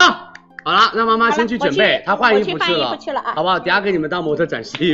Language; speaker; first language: Chinese; native; Chinese